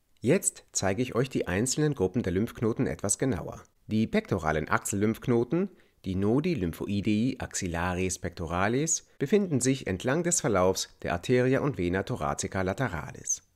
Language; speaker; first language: German; native; German